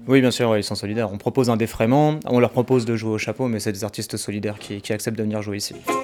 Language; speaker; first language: French; native; French